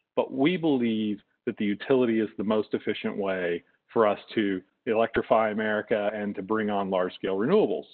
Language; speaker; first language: English; native; English